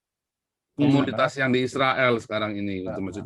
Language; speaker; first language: Indonesian; native; Indonesian